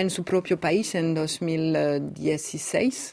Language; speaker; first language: Spanish; non-native, fluent; French